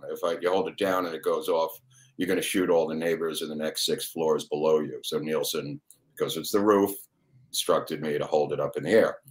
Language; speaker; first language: English; native; English